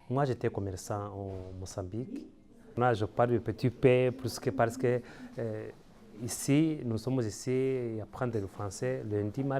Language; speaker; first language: French; non-native, learner; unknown